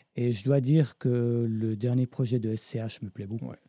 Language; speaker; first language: French; native; French